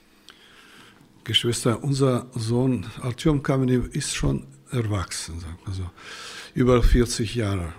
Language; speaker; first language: German; non-native, fluent; Russian